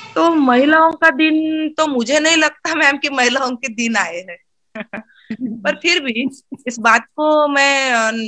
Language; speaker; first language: Hindi; non-native, local second language; Marathi